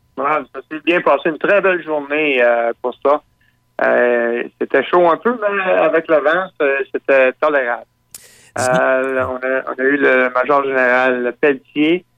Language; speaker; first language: French; native; French